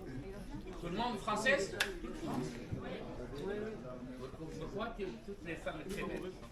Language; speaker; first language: French; non-native, learner; Arabic